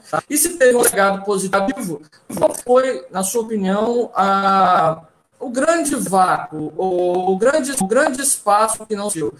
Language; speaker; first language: Portuguese; native; Portuguese